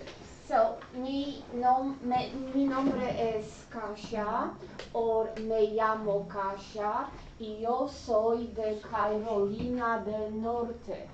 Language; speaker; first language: Spanish; non-native, learner; English